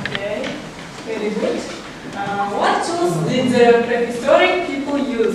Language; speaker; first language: English; non-native, learner; Kazakh